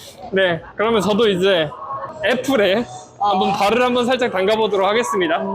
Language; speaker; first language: Korean; native; Korean